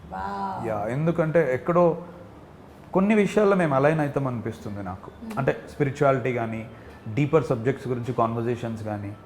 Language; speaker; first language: Telugu; native; Telugu